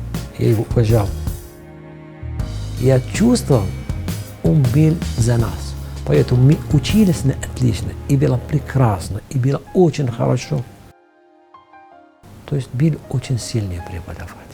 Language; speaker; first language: Russian; non-native, fluent; Arabic